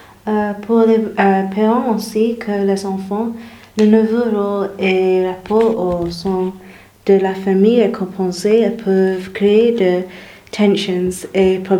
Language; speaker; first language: French; non-native, learner; English